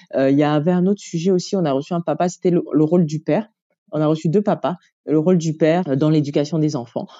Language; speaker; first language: French; native; French